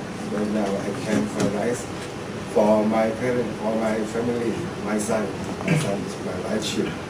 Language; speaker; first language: English; non-native, learner; Thai